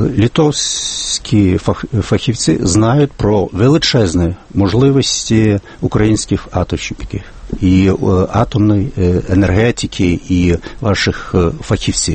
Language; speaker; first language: Ukrainian; non-native, fluent; Lithuanian